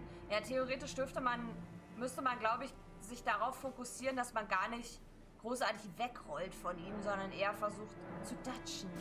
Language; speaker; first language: German; native; German